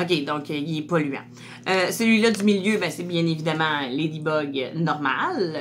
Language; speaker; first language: French; native; French